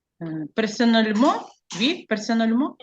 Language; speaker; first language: French; non-native, learner; Ukrainian